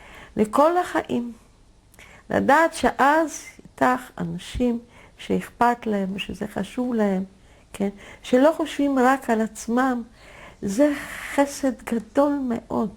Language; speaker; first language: Hebrew; non-native, fluent; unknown